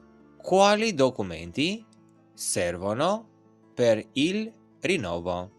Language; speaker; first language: Italian; non-native, fluent; Albanian